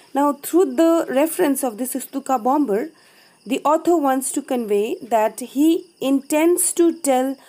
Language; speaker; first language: English; non-native, local second language; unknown